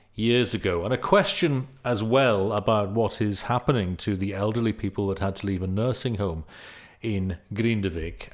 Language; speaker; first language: English; native; English